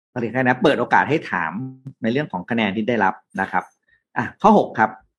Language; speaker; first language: Thai; native; Thai